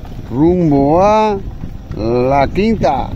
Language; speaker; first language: Spanish; native; Spanish